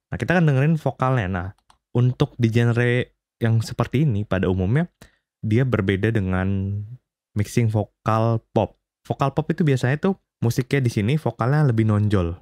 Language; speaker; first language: Indonesian; native; Indonesian